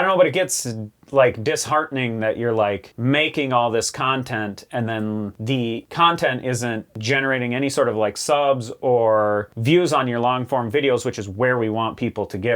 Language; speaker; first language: English; native; English